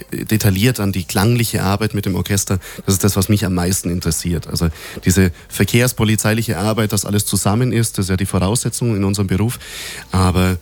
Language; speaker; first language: German; native; German